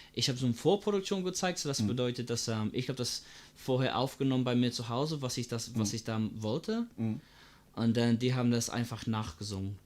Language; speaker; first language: German; non-native, fluent; English